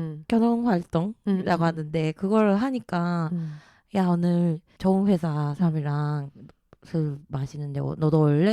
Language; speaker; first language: Korean; early bilingual, heritage; Japanese